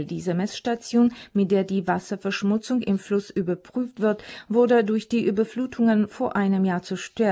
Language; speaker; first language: German; non-native, fluent; Czech